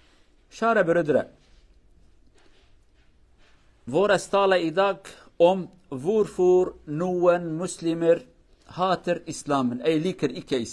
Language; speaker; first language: Norwegian; non-native, learner; Kurdish